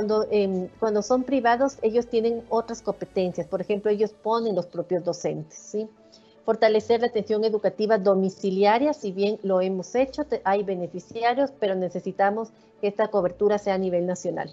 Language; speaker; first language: Spanish; native; Spanish